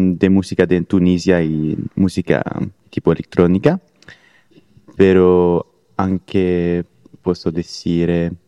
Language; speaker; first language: Italian; non-native, learner; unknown